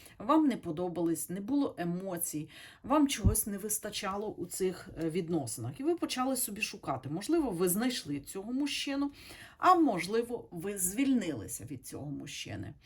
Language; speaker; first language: Ukrainian; non-native, local second language; Russian